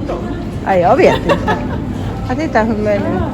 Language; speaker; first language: Swedish; non-native, learner; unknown